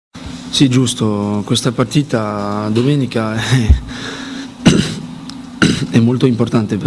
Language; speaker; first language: Italian; non-native, fluent; French